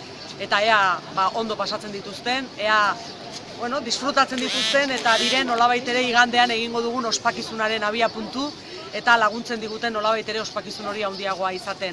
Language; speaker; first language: Basque; native; Basque